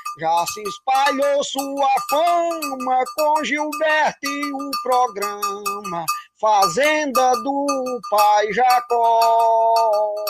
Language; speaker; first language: Portuguese; native; Portuguese